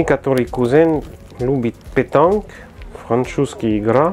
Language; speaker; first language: Russian; non-native, learner; French